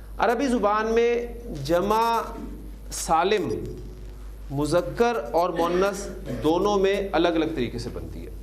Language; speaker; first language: Urdu; native; Urdu